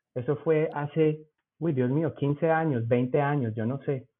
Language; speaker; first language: Spanish; native; Spanish